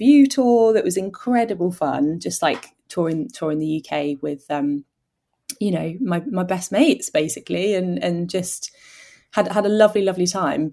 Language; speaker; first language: English; native; English